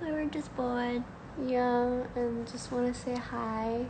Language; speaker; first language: English; non-native, fluent; Thai